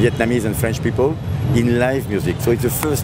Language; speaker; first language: English; non-native, fluent; French